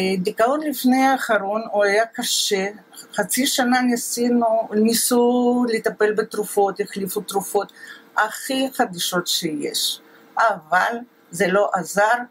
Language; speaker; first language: Hebrew; non-native, fluent; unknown